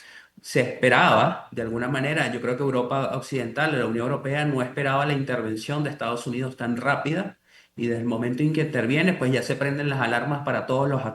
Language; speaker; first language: Spanish; native; Spanish